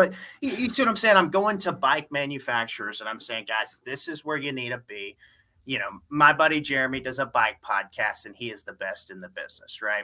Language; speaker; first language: English; native; English